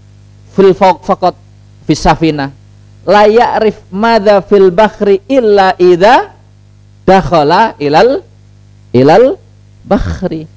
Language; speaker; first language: Arabic; non-native, fluent; Indonesian